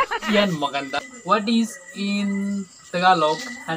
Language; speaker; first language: Filipino; non-native, learner; Nepali